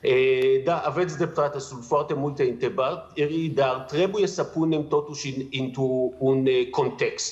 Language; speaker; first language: Romanian; non-native, learner; Hebrew